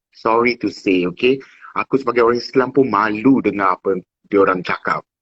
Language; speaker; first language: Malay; non-native, fluent; English